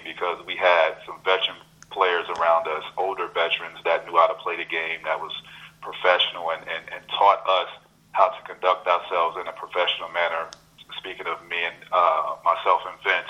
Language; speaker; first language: English; native; English